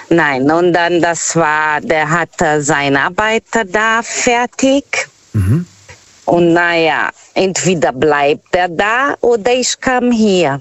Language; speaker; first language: German; non-native, fluent; Portuguese